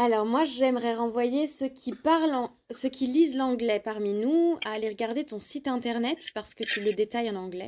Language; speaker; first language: French; native; French